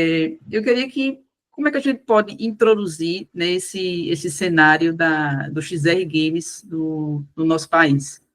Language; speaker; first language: Portuguese; native; Portuguese